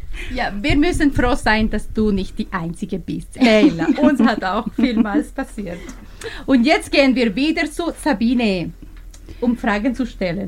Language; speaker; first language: German; non-native, learner; Spanish